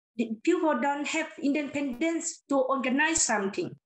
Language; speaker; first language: English; non-native, learner; Lao